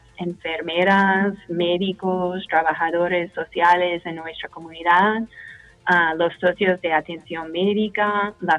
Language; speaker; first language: Spanish; non-native, fluent; English